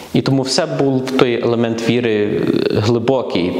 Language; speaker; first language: Ukrainian; early bilingual, heritage; Ukrainian